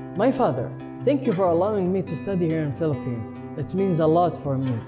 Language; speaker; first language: English; non-native, fluent; Arabic